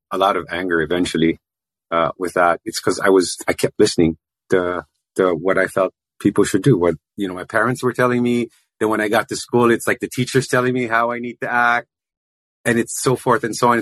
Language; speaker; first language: English; non-native, local second language; Filipino